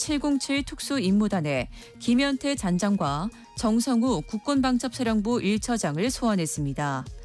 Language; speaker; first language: Korean; native; Korean